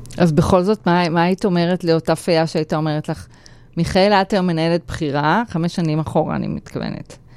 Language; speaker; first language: Hebrew; native; Hebrew